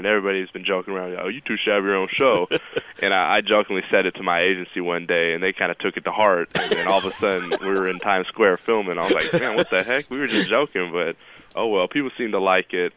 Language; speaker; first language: English; native; English